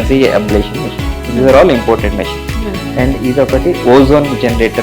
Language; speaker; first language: Telugu; native; Telugu